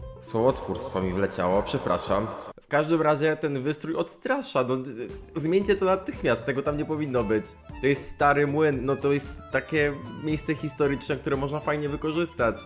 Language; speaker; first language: Polish; native; Polish